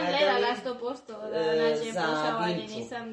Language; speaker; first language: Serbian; early bilingual, heritage; Spanish